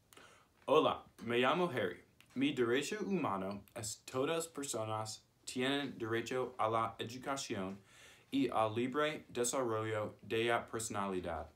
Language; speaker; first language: Spanish; non-native, learner; English